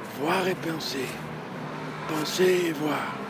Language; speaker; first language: French; non-native, learner; Portuguese